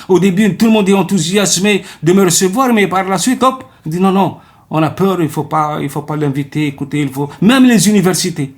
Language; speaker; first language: French; non-native, local second language; Arabic